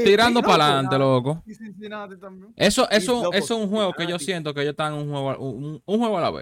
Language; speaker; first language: Spanish; native; Spanish